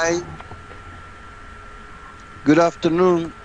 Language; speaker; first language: English; non-native, learner; Spanish